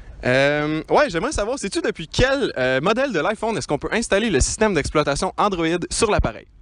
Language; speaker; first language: French; native; French